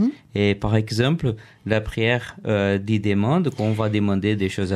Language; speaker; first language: French; non-native, learner; Portuguese